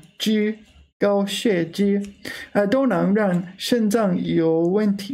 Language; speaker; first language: Chinese; non-native, learner; English